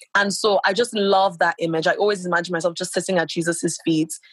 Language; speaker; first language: English; non-native, local second language; Yoruba